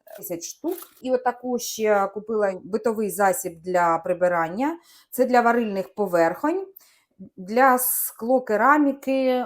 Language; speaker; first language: Ukrainian; non-native, local second language; Russian